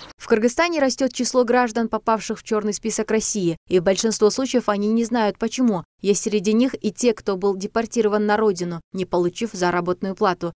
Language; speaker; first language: Russian; non-native, local second language; Kyrgyz